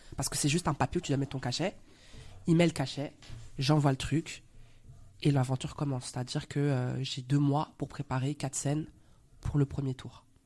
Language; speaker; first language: French; native; French